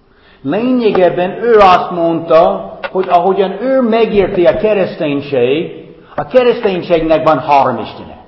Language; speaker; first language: Hungarian; non-native, fluent; English